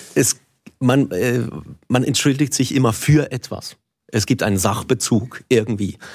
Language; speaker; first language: German; native; German